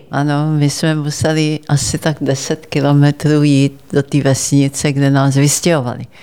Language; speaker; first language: Czech; early bilingual, heritage; Czech